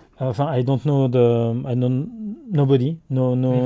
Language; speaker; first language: English; non-native, learner; French